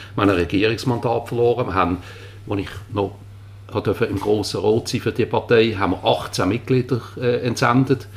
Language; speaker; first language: German; native; German